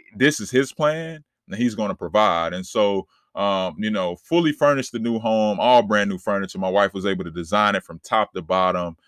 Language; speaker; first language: English; native; English